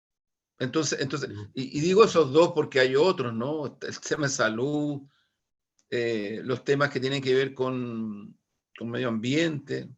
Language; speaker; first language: Spanish; native; Spanish